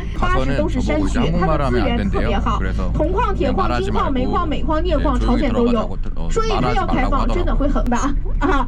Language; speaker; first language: Chinese; native; Chinese